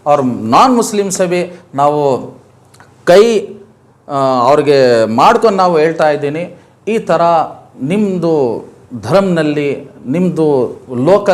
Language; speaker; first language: Kannada; non-native, local second language; Urdu